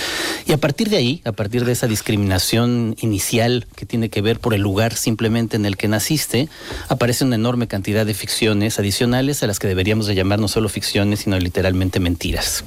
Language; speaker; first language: Spanish; native; Spanish